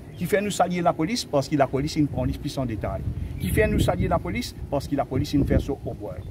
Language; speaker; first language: French; non-native, local second language; Morisyen